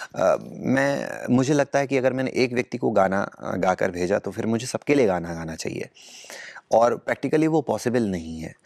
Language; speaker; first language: Hindi; native; Hindi